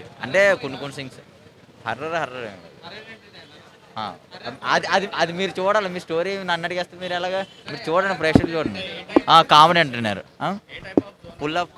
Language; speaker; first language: Telugu; native; Telugu